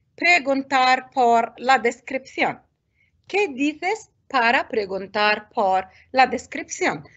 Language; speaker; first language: Spanish; non-native, fluent; Arabic